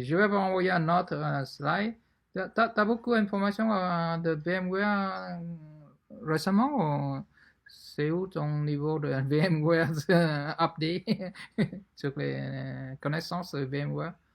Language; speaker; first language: French; non-native, fluent; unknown